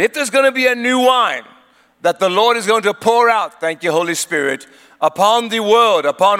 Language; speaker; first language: English; non-native, local second language; Swati